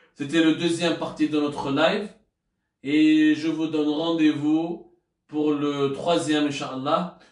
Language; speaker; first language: French; non-native, local second language; Arabic